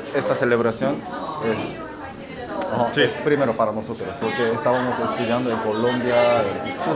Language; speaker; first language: Spanish; non-native, fluent; Korean